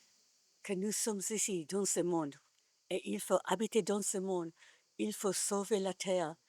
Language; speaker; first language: French; non-native, learner; Japanese